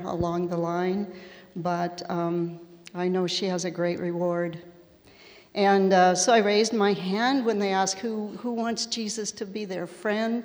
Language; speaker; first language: English; native; English